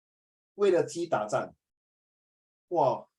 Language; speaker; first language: Chinese; native; Chinese